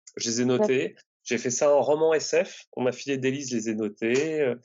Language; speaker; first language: French; native; French